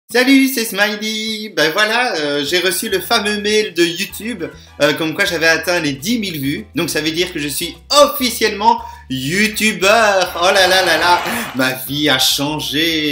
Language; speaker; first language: French; native; French